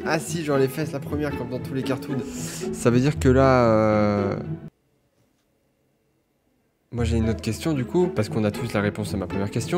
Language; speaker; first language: French; native; French